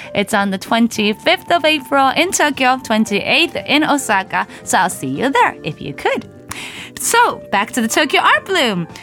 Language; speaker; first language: English; non-native, fluent; Japanese